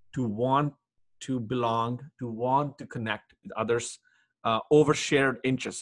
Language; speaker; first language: English; non-native, local second language; Telugu